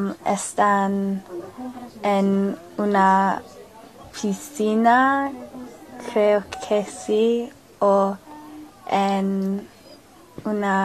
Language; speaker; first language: Spanish; non-native, learner; English